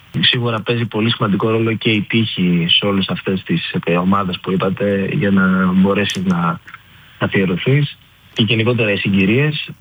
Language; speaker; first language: Greek; native; Greek